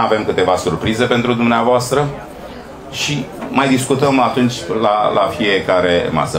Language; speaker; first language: Romanian; native; Romanian